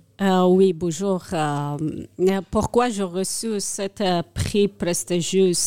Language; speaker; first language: French; non-native, learner; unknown